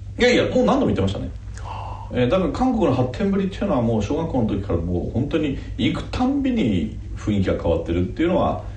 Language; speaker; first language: Japanese; native; Japanese